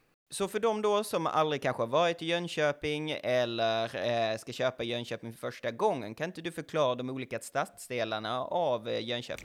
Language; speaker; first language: Swedish; native; Swedish